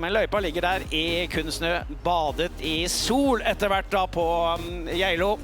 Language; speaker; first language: Norwegian; native; Norwegian